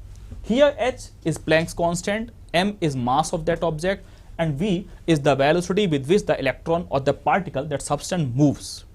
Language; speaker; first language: English; non-native, local second language; Hindi